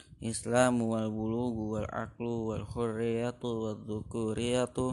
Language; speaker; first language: Arabic; non-native, learner; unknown